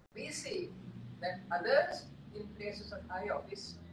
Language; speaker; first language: English; non-native, local second language; Sinhala